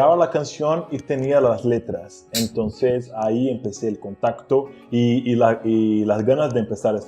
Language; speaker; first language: Spanish; non-native, fluent; Portuguese